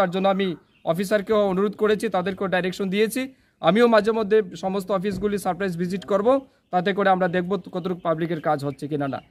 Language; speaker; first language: Bangla; native; Bangla